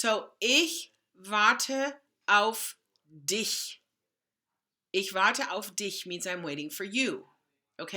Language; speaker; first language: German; non-native, fluent; English